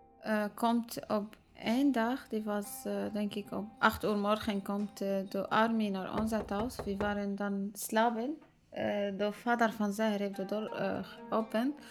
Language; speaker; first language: Dutch; non-native, learner; Arabic